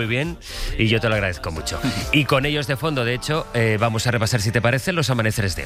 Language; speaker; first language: Spanish; native; Spanish